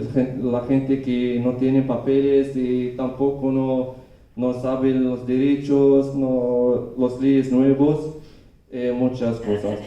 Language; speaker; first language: Spanish; non-native, learner; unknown